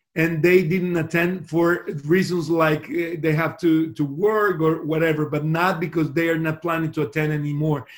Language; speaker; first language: English; non-native, fluent; Spanish